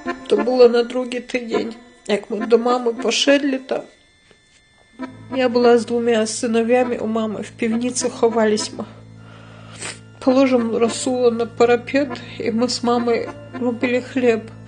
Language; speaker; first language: Polish; non-native, learner; Chechen